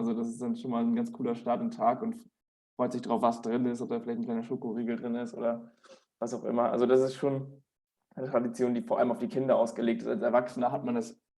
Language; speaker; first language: German; native; German